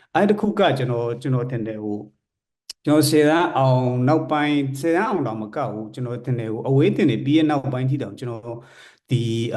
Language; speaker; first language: Burmese; non-native, local second language; Kachin